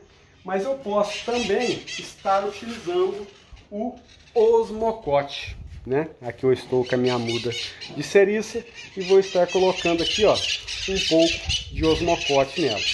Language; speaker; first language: Portuguese; native; Portuguese